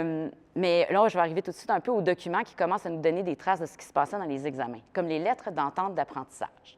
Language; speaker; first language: French; native; French